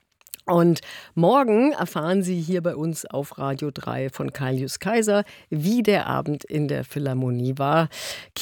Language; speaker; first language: German; native; German